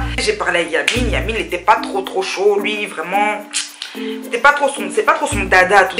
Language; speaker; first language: French; early bilingual, other home language; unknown